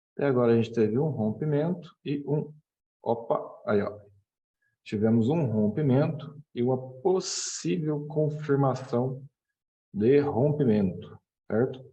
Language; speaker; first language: Portuguese; native; Portuguese